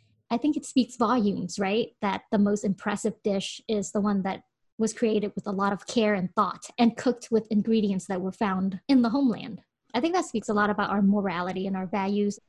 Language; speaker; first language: English; early bilingual, other home language; Vietnamese